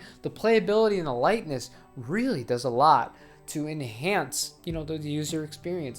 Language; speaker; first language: English; native; English